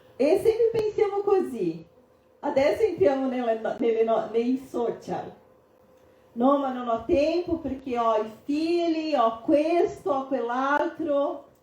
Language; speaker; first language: Italian; non-native, fluent; Portuguese